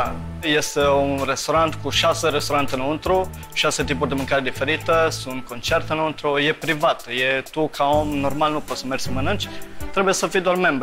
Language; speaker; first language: Romanian; early bilingual, heritage; Romanian